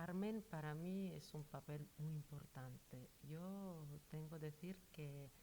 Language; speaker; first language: Spanish; non-native, fluent; Georgian